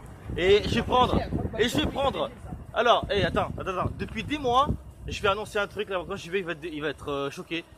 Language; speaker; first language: French; native; French